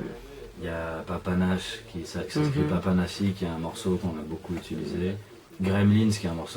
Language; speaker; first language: French; native; French